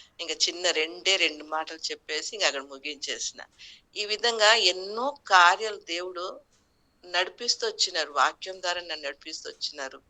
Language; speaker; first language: Telugu; non-native, local second language; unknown